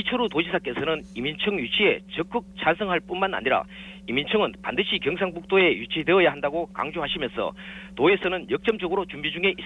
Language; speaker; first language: Korean; native; Korean